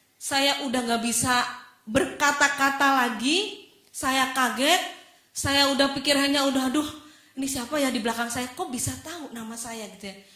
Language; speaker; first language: Indonesian; native; Indonesian